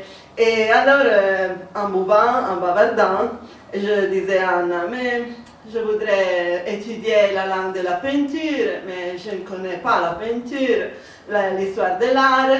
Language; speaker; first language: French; non-native, fluent; Italian